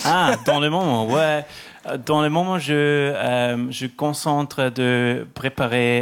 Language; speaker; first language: French; non-native, local second language; German